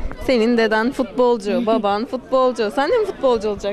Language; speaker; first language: Turkish; native; Turkish